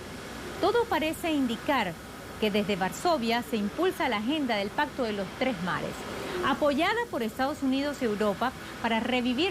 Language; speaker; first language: Spanish; native; Spanish